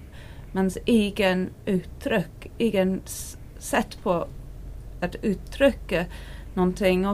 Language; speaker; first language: Swedish; non-native, learner; English